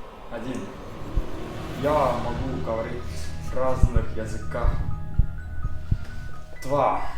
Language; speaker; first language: Russian; non-native, learner; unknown